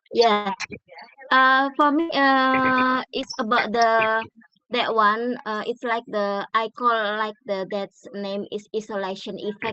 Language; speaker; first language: English; non-native, learner; Indonesian